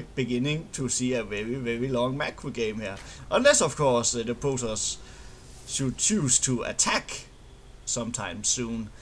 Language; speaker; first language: English; non-native, fluent; Danish